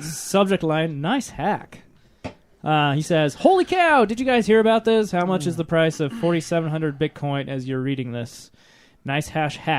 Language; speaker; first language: English; native; English